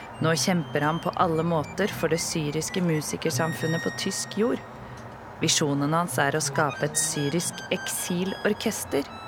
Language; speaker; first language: Norwegian; native; Norwegian